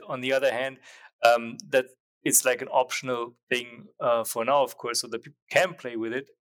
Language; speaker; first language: English; non-native, fluent; German